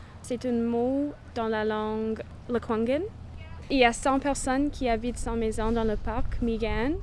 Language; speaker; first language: French; non-native, local second language; English